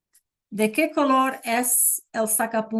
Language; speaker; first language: Spanish; non-native, fluent; English